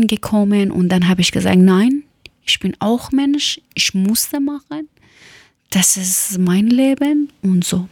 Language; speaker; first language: German; non-native, learner; Persian